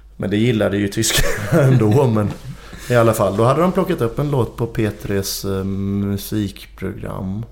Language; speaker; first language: Swedish; native; Swedish